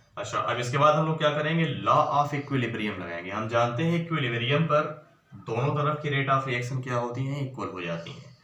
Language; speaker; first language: Hindi; native; Hindi